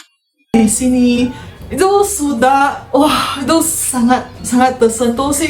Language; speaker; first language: Indonesian; non-native, fluent; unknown